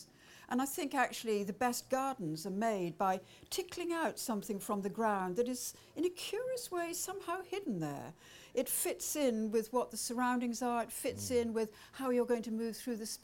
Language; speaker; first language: English; native; English